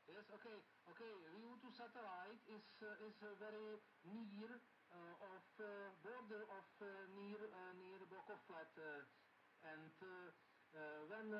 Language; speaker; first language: English; non-native, learner; Czech